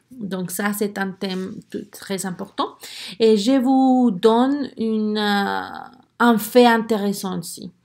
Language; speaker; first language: French; non-native, learner; Spanish